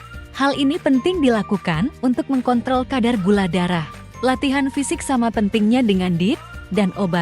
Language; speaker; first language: Indonesian; native; Indonesian